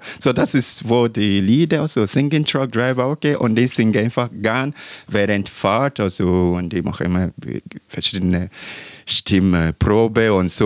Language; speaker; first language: German; non-native, learner; English